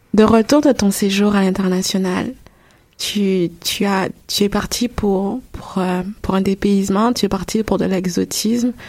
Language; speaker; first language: French; native; French